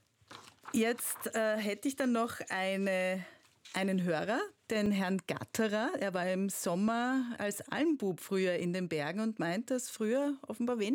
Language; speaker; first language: German; native; German